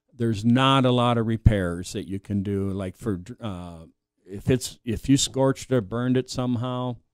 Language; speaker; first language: English; native; English